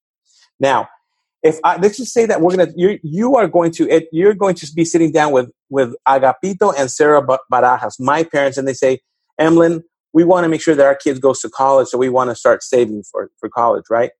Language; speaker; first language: English; native; English